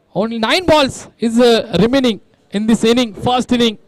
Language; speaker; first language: English; non-native, local second language; Marathi